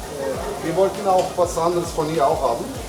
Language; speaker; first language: German; early bilingual, other home language; Turkish